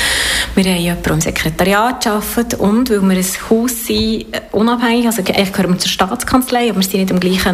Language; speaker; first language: German; native; German